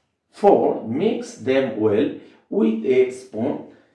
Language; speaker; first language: English; non-native, local second language; Bangla